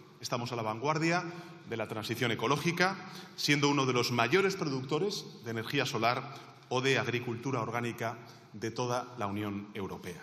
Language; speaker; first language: Spanish; native; Spanish